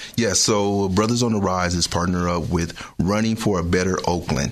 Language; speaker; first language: English; native; English